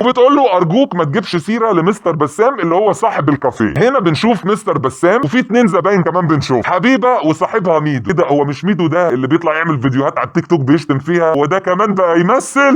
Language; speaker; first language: Arabic; native; Arabic